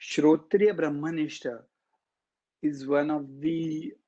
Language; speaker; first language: English; non-native, local second language; Marathi